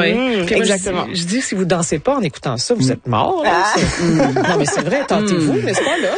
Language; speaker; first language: French; native; French